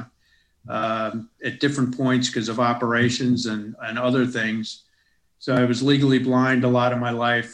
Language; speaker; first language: English; native; English